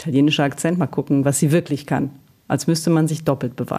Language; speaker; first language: German; early bilingual, other home language; Italian